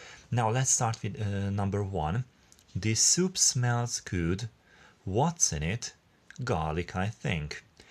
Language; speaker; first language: English; non-native, fluent; Hungarian